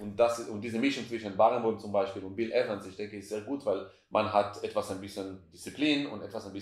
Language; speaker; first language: German; non-native, fluent; Hebrew